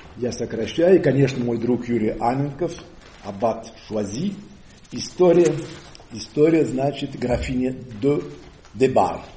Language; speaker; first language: Russian; non-native, fluent; Occitan